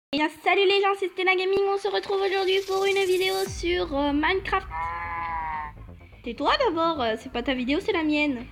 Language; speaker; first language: French; native; French